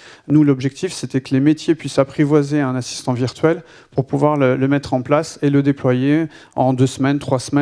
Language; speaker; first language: French; native; French